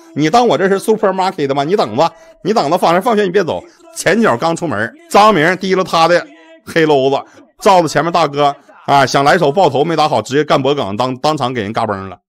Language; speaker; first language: Chinese; native; Chinese